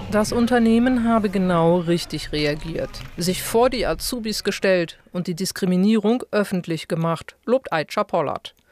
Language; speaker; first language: German; native; German